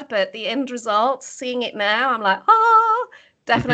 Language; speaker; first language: English; native; English